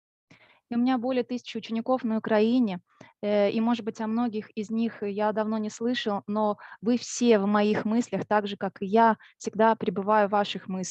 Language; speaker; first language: Russian; native; Russian